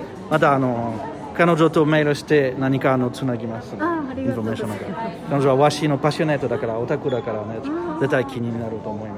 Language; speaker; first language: Japanese; non-native, learner; French